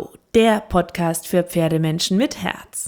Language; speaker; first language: German; native; German